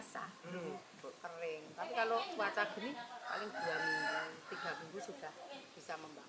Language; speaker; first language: Indonesian; non-native, local second language; Javanese